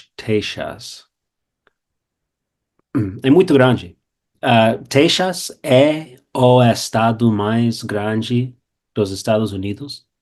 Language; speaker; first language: Portuguese; non-native, fluent; English